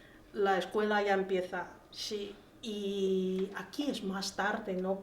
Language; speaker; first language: Spanish; non-native, learner; Chinese